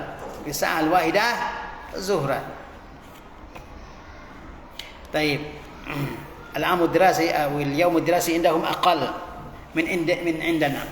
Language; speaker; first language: Arabic; non-native, fluent; Indonesian